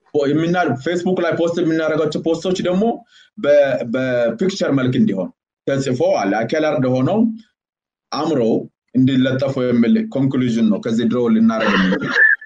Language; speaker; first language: Amharic; native; Amharic